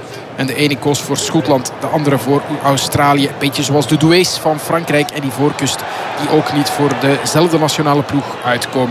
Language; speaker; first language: Dutch; native; Dutch